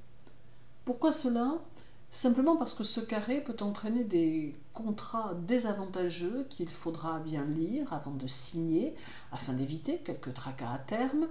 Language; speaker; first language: French; native; French